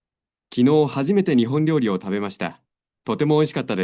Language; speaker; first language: Japanese; non-native, learner; Indonesian